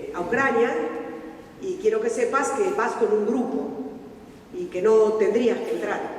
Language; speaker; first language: Spanish; native; Spanish